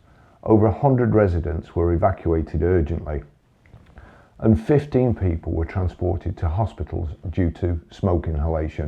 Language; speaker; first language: English; native; English